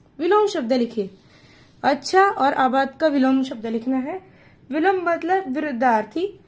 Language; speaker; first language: Hindi; non-native, local second language; Marathi